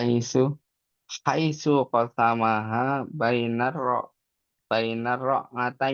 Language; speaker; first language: Arabic; non-native, learner; Indonesian